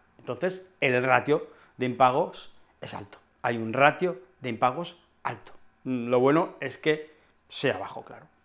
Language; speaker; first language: Spanish; native; Spanish